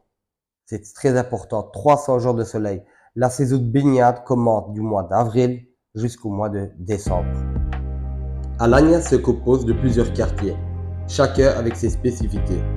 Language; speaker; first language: French; non-native, fluent; Turkish